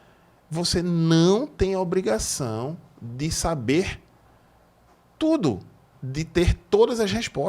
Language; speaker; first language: Portuguese; native; Portuguese